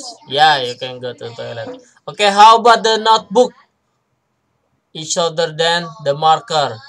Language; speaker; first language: English; non-native, learner; Indonesian